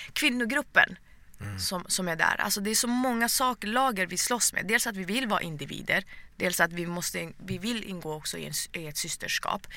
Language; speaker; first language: Swedish; early bilingual, other home language; Persian